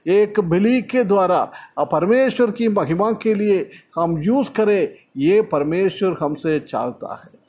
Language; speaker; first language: Hindi; non-native, local second language; Malayalam